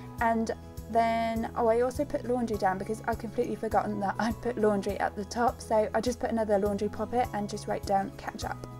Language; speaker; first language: English; native; English